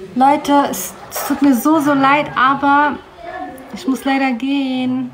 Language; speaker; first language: German; early bilingual, other home language; Kurdish